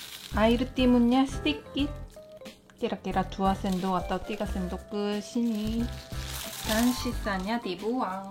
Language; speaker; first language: Indonesian; non-native, fluent; Korean